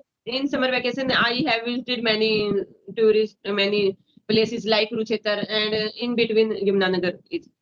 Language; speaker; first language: English; non-native, learner; Hindi